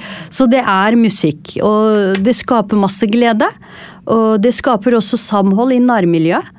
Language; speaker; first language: Norwegian; non-native, fluent; Turkish